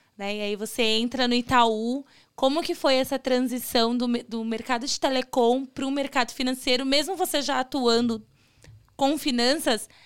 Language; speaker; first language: Portuguese; native; Portuguese